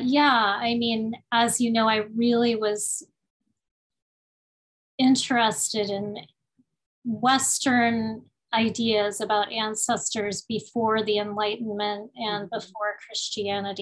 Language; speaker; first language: English; early bilingual, other home language; Spanish